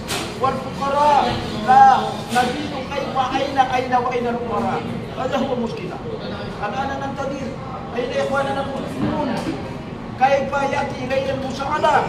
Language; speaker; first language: Arabic; non-native, fluent; Maranao